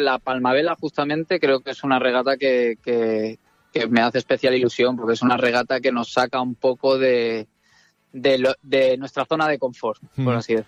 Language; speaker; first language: Spanish; native; Spanish